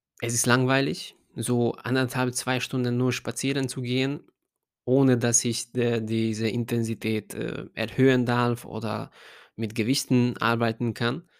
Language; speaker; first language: German; non-native, fluent; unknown